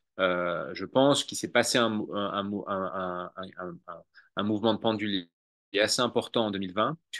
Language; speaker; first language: French; native; French